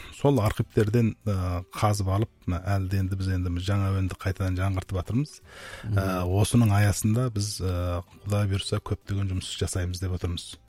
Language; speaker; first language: Kazakh; native; Kazakh